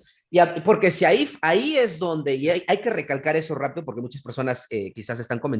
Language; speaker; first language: Spanish; native; Spanish